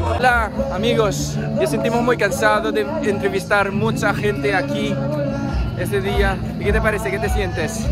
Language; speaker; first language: Spanish; non-native, learner; Filipino